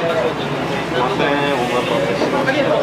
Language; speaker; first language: Japanese; native; Japanese